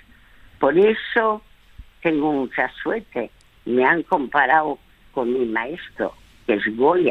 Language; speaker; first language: Spanish; early bilingual, other home language; French